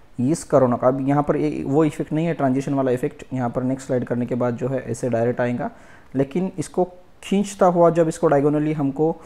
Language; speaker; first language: Hindi; non-native, local second language; Marathi